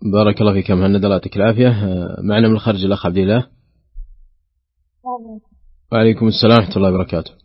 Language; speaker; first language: Arabic; native; Arabic